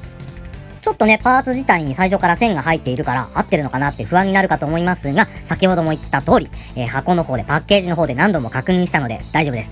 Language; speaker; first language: Japanese; native; Japanese